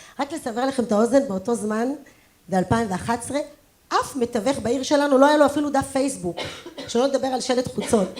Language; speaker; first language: Hebrew; native; Hebrew